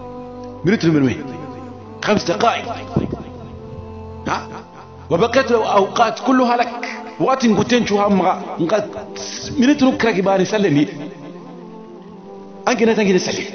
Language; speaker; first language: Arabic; non-native, fluent; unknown